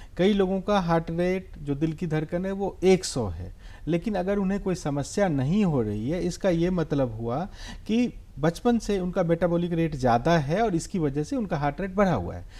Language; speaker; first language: Hindi; native; Hindi